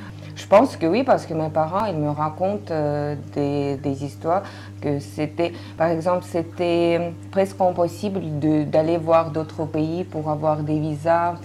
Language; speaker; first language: French; non-native, fluent; Russian